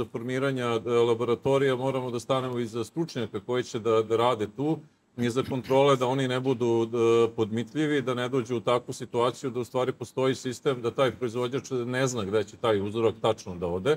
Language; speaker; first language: Serbian; native; Serbian